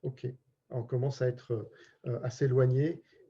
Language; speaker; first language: French; native; French